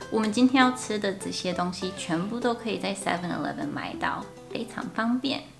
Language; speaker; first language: Chinese; non-native, fluent; English